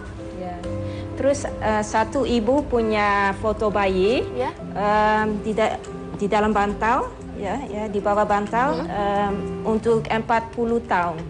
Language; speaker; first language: Indonesian; non-native, learner; Dutch